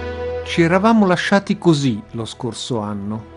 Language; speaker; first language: Italian; native; Italian